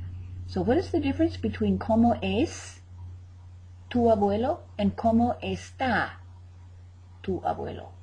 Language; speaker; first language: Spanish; non-native, fluent; English